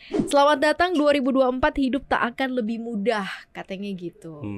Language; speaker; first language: Indonesian; native; Indonesian